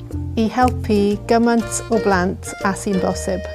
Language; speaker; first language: Welsh; non-native, local second language; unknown